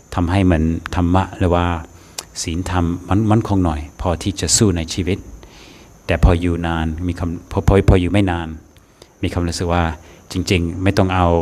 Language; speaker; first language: Thai; non-native, fluent; English